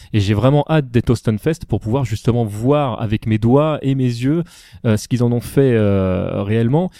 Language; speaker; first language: French; native; French